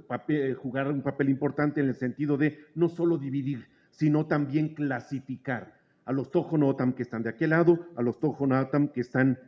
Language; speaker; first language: Spanish; native; Spanish